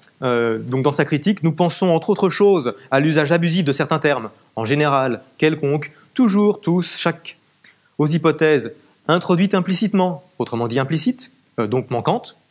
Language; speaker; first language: French; native; French